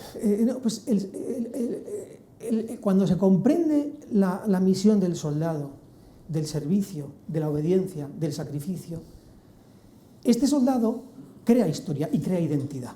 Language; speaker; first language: Spanish; native; Spanish